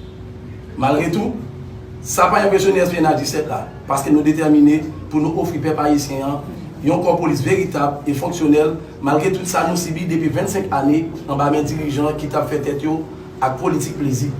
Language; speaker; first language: Haitian Creole; native; Haitian Creole